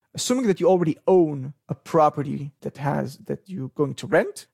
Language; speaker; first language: English; non-native, fluent; Hebrew